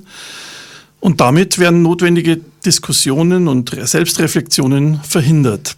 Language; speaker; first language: German; native; German